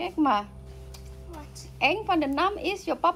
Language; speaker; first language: Dutch; non-native, learner; Indonesian